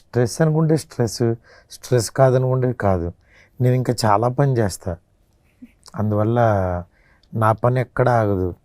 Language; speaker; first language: Telugu; native; Telugu